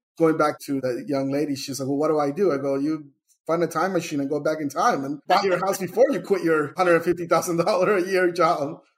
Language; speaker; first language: English; early bilingual, other home language; Spanish